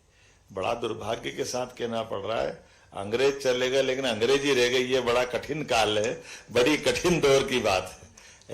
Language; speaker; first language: Hindi; native; Hindi